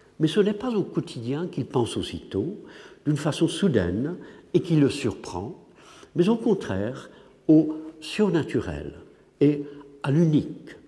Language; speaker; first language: French; non-native, fluent; English